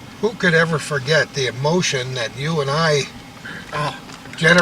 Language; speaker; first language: English; native; English